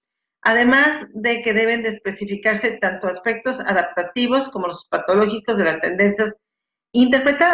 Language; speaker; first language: Spanish; native; Spanish